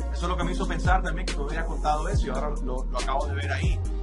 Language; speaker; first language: Spanish; early bilingual, heritage; Spanish